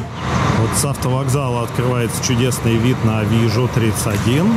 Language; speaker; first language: Russian; native; Russian